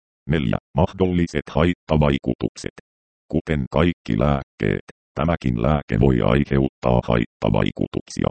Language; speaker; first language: Finnish; native; Finnish